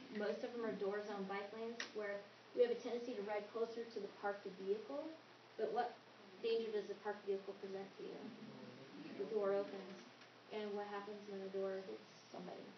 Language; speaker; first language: English; native; English